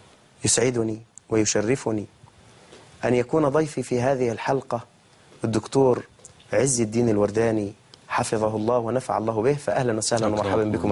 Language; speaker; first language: Arabic; native; Arabic